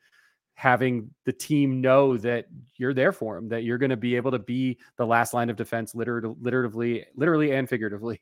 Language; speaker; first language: English; native; English